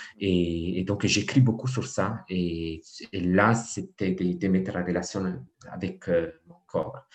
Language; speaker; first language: French; non-native, fluent; Italian